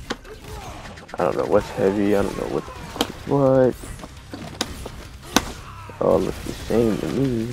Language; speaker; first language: English; native; English